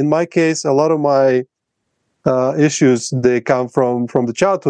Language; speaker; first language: English; non-native, fluent; Russian